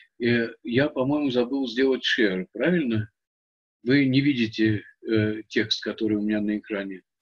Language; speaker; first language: Russian; native; Russian